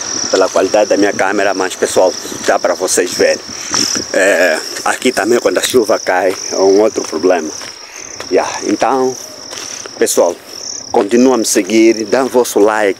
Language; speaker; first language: Portuguese; native; Portuguese